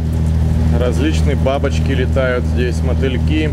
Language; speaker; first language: Russian; native; Russian